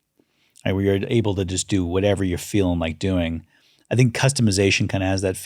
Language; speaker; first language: English; native; English